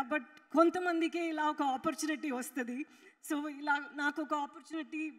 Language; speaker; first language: Telugu; non-native, fluent; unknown